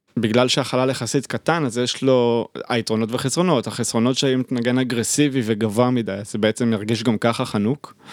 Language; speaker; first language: Hebrew; native; Hebrew